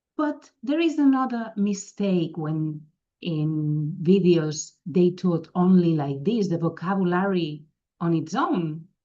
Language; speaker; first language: English; non-native, fluent; Catalan